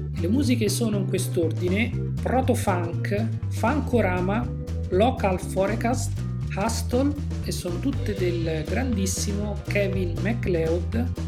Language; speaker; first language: Italian; native; Italian